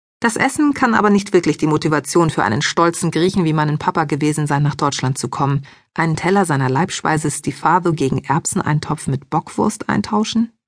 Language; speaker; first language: German; early bilingual, other home language; Greek